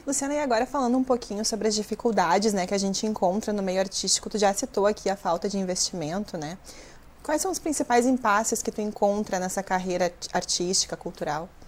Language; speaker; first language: Portuguese; native; Portuguese